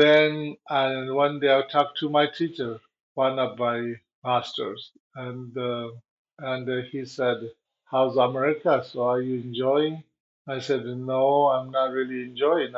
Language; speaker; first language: English; non-native, learner; Chinese